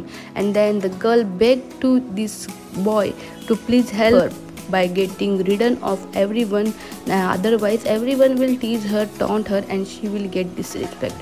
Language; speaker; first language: English; non-native, fluent; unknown